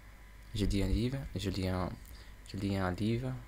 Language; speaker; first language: French; non-native, learner; English